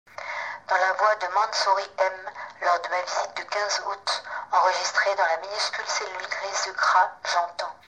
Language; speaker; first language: French; native; French